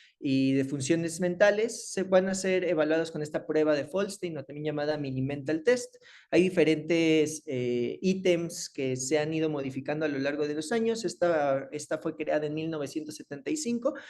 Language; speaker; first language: Spanish; native; Spanish